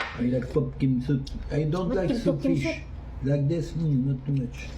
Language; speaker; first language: English; non-native, learner; French